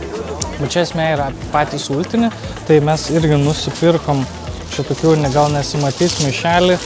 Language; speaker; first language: Lithuanian; native; Lithuanian